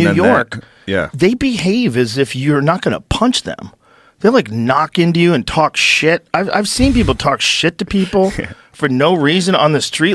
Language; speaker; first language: English; native; English